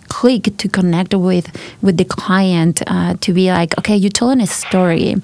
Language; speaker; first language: English; non-native, fluent; Spanish